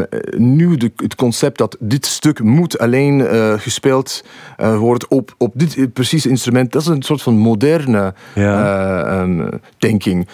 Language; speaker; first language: Dutch; non-native, fluent; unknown